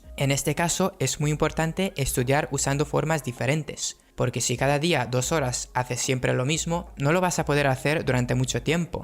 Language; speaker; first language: Spanish; non-native, fluent; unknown